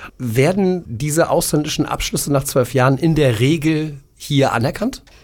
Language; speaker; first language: German; native; German